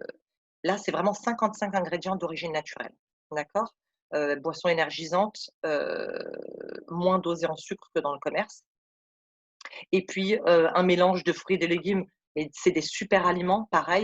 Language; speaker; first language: French; native; French